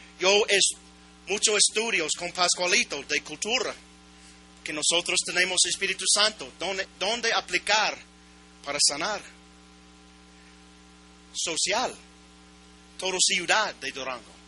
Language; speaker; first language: Spanish; non-native, learner; English